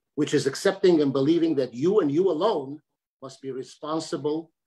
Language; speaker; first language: English; early bilingual, other home language; Armenian